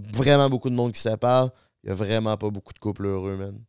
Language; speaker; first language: French; native; French